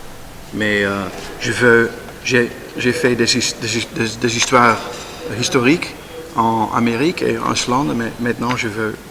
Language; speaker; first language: French; non-native, learner; Dutch